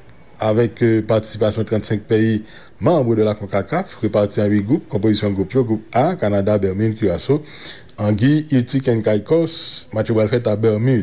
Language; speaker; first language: French; non-native, local second language; Haitian Creole